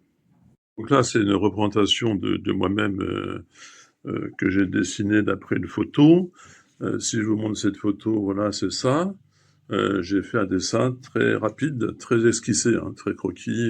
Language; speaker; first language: French; native; French